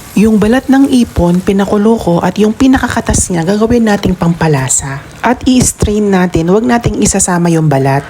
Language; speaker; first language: Filipino; non-native, local second language; Pampanga